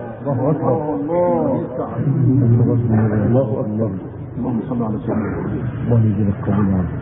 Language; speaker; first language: Arabic; native; Arabic